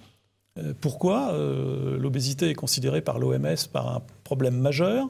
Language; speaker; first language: French; native; French